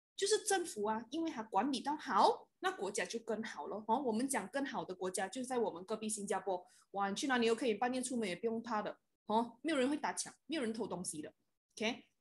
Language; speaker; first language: Chinese; native; Chinese